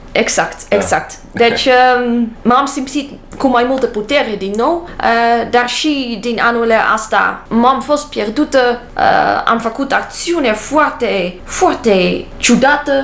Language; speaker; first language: Romanian; non-native, learner; English